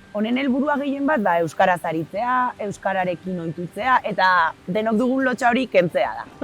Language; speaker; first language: Basque; native; Basque